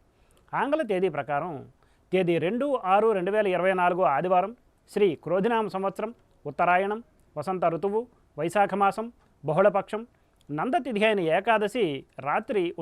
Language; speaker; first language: Telugu; native; Telugu